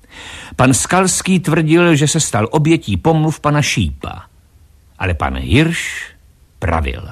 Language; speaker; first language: Czech; native; Czech